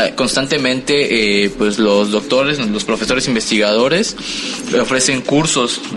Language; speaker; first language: Spanish; native; Spanish